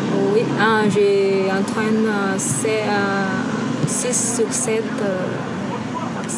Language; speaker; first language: French; non-native, local second language; Malagasy